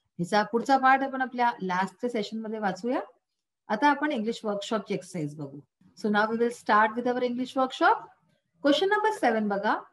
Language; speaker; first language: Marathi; non-native, local second language; Hindi